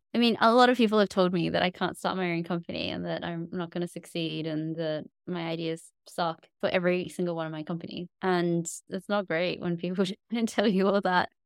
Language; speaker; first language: English; native; English